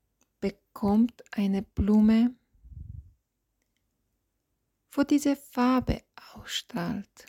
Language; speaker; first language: German; non-native, fluent; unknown